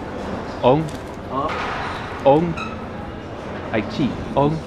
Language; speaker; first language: Vietnamese; non-native, learner; English